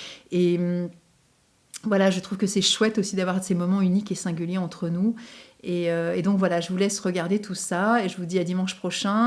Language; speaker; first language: French; native; French